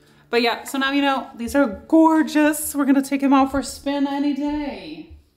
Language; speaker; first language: English; non-native, fluent; Swedish